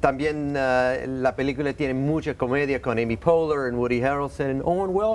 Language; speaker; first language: Spanish; non-native, learner; English